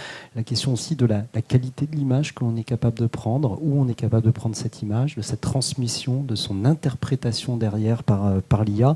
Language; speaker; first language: French; native; French